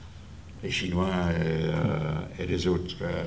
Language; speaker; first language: French; non-native, fluent; English